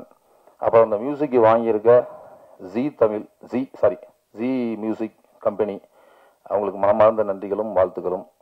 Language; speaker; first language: Tamil; native; Tamil